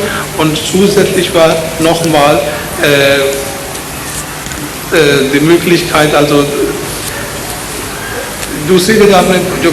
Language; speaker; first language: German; non-native, learner; Urdu